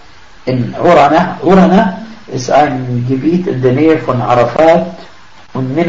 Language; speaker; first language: German; non-native, fluent; Arabic